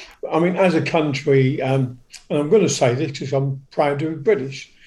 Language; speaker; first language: English; native; English